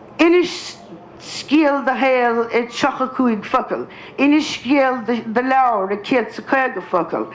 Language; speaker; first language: Irish; native; Irish